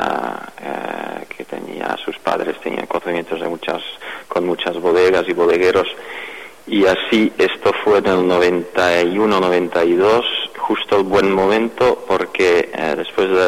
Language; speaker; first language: Spanish; non-native, fluent; Dutch